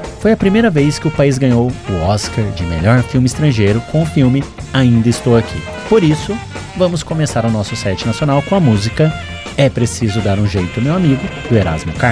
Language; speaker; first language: Portuguese; native; Portuguese